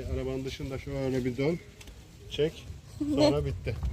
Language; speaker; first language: Turkish; native; Turkish